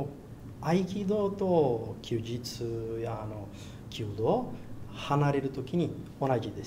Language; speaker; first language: Japanese; non-native, learner; Portuguese